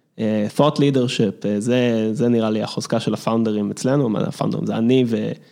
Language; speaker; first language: Hebrew; early bilingual, other home language; English